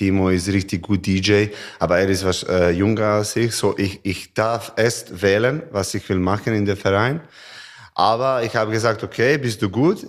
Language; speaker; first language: German; non-native, learner; Serbian